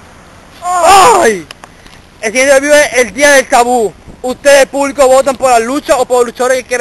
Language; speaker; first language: Spanish; native; Spanish